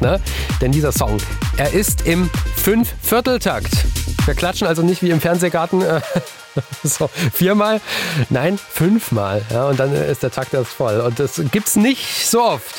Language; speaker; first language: German; native; German